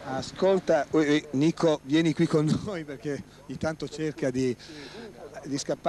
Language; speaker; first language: Italian; native; Italian